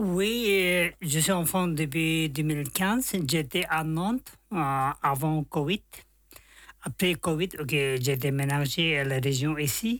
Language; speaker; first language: French; non-native, learner; Tibetan